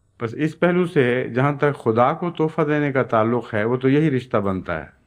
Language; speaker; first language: Urdu; native; Urdu